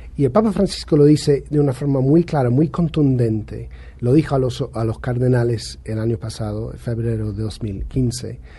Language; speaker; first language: Spanish; non-native, fluent; English